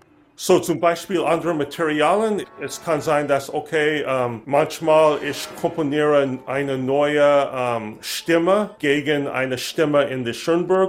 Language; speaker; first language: German; non-native, learner; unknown